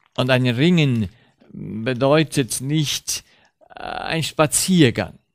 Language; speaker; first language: German; early bilingual, heritage; Romanian